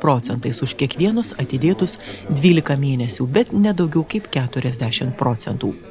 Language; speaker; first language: Lithuanian; native; Lithuanian